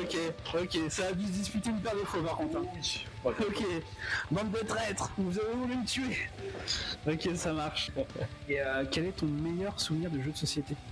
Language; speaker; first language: French; native; French